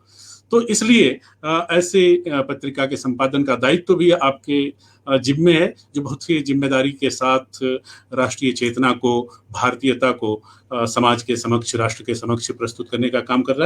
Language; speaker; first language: Hindi; native; Hindi